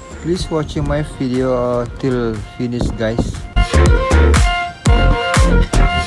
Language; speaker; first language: English; non-native, local second language; Indonesian